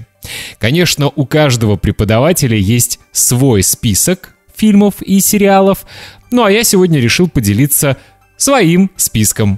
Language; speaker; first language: Russian; native; Russian